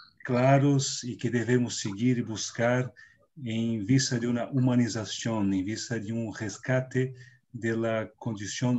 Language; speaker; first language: Spanish; non-native, fluent; Portuguese